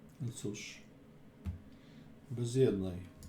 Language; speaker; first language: Polish; native; Polish